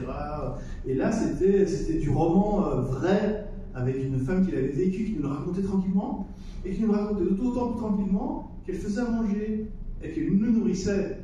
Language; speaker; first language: French; native; French